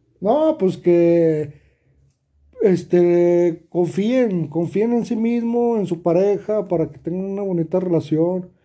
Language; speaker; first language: Spanish; native; Spanish